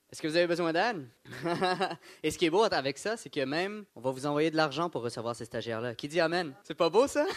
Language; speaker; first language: French; native; French